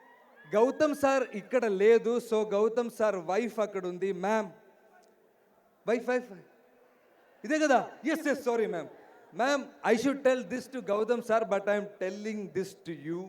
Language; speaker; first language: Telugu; non-native, learner; Malayalam